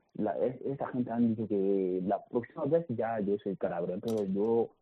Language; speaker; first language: Spanish; non-native, learner; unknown